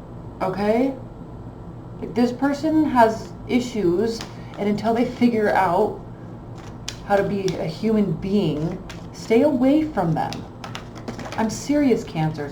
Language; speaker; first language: English; native; English